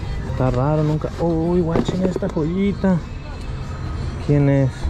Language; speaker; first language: Spanish; early bilingual, heritage; Spanish